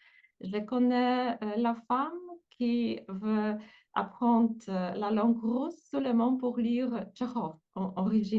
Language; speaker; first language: French; non-native, fluent; Polish